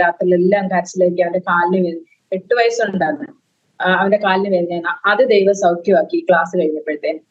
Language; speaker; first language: Malayalam; native; Malayalam